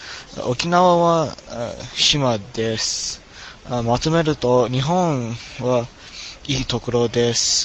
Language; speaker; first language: Japanese; non-native, learner; English